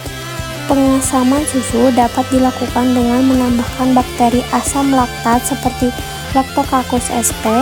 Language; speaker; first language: Indonesian; native; Indonesian